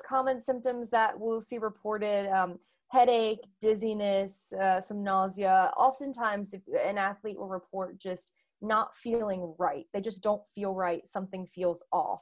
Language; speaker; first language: English; native; English